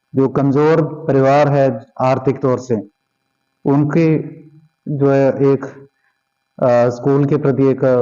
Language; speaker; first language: Hindi; non-native, local second language; Punjabi